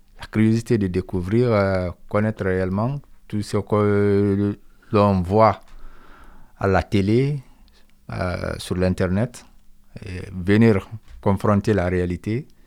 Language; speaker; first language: French; non-native, local second language; Mandingo